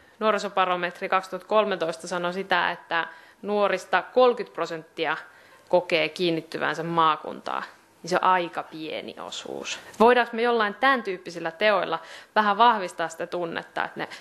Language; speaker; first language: Finnish; native; Finnish